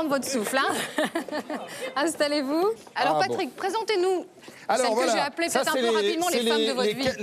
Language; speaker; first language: French; native; French